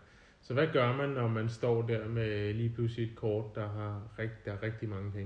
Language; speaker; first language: Danish; native; Danish